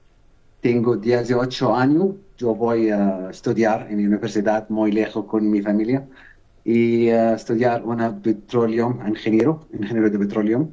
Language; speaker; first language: Spanish; non-native, learner; Arabic